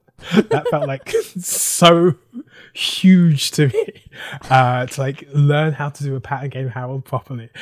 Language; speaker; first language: English; native; English